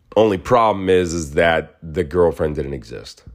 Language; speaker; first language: English; native; English